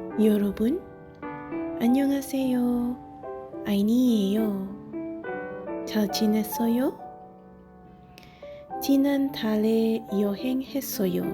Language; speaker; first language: Korean; non-native, learner; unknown